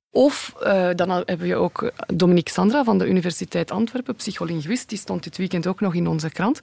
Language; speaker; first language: Dutch; native; Dutch